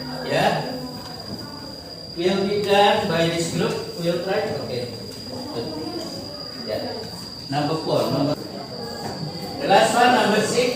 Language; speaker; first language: English; non-native, learner; Indonesian